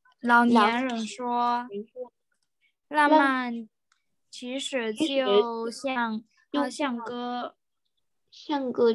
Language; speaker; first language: Chinese; non-native, learner; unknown